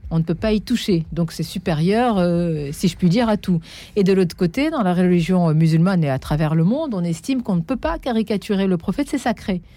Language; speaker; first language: French; non-native, local second language; Arabic